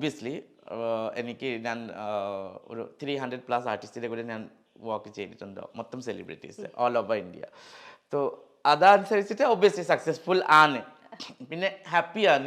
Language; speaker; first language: Malayalam; non-native, local second language; Assamese